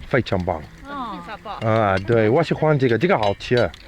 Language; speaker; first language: Chinese; non-native, learner; English